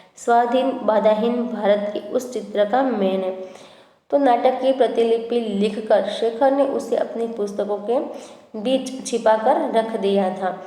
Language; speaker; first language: Hindi; non-native, local second language; Gujarati